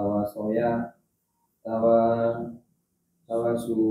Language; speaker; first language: Arabic; non-native, learner; Indonesian